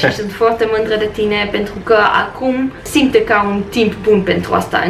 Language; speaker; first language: Romanian; non-native, learner; Dutch